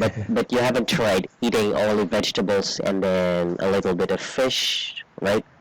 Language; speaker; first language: English; non-native, fluent; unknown